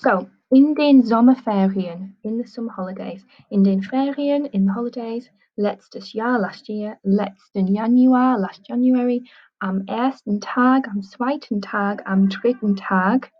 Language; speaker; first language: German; non-native, fluent; English